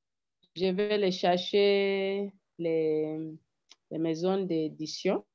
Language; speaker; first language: French; non-native, learner; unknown